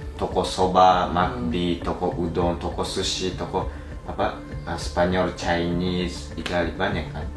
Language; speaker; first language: Indonesian; non-native, learner; Japanese